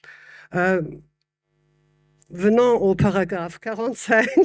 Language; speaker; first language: French; non-native, fluent; German